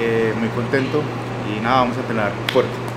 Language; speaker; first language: Portuguese; non-native, learner; Spanish